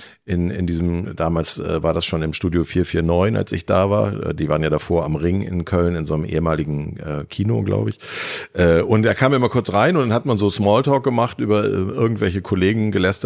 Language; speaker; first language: German; native; German